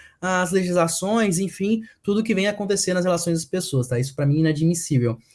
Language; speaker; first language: Portuguese; native; Portuguese